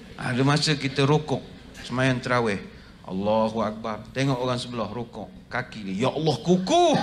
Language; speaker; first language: Malay; native; Malay